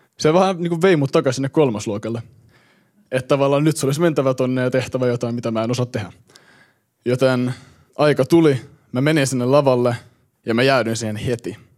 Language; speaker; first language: Finnish; early bilingual, heritage; Finnish